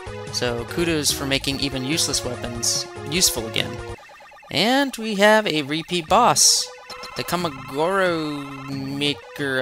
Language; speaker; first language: English; native; English